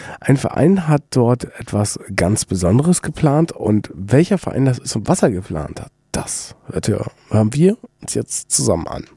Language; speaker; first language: German; native; German